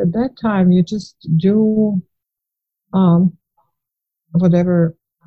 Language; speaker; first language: English; non-native, fluent; Bosnian